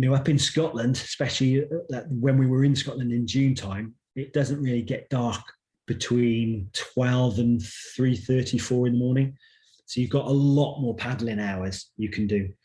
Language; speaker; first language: English; native; English